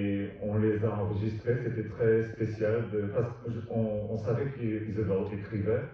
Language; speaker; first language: French; non-native, fluent; Portuguese